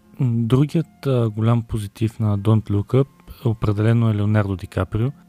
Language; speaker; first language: Bulgarian; native; Bulgarian